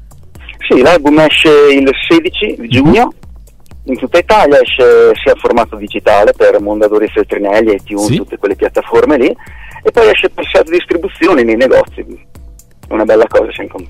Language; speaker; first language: Italian; native; Italian